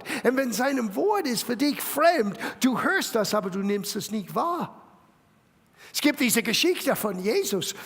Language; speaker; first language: German; non-native, fluent; English